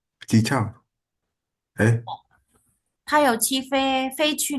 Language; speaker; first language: Chinese; non-native, learner; Indonesian